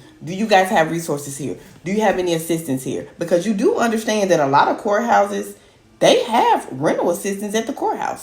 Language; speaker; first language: English; native; English